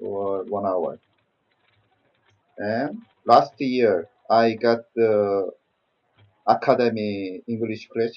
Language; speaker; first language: English; non-native, learner; Korean